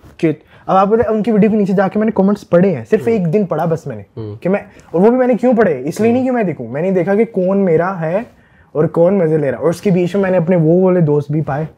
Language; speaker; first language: Urdu; early bilingual, heritage; Urdu